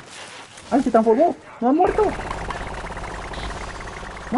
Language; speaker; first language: Spanish; native; Spanish